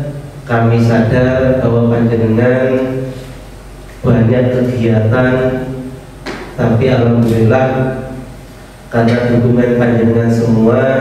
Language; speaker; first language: Indonesian; native; Indonesian